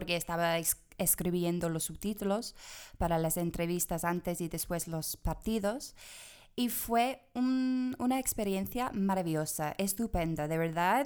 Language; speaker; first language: Spanish; non-native, fluent; English